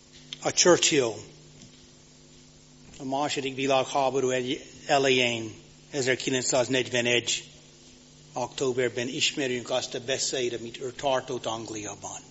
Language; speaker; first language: Hungarian; non-native, fluent; English